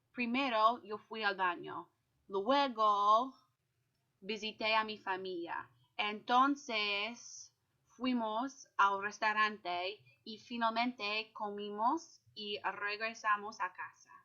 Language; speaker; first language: Spanish; non-native, fluent; English